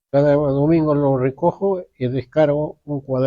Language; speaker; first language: Spanish; native; Spanish